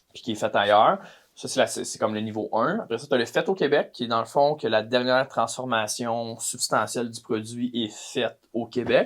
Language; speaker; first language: French; native; French